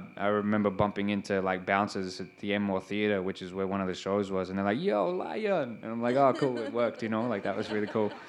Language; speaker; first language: English; native; English